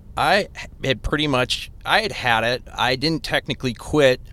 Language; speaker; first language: English; native; English